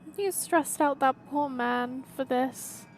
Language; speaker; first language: English; native; English